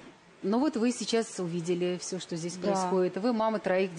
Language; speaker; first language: Russian; native; Russian